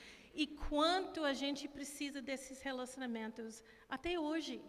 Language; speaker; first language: Portuguese; non-native, fluent; English